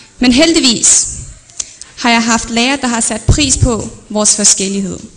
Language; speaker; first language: Danish; early bilingual, other home language; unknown